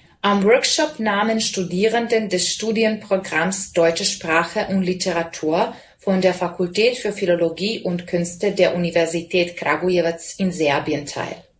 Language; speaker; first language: German; non-native, fluent; Serbian